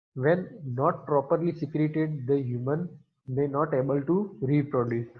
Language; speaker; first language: English; non-native, local second language; Gujarati